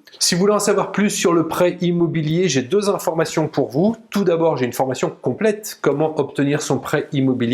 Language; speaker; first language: French; native; French